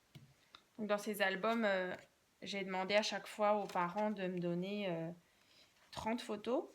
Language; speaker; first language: French; native; French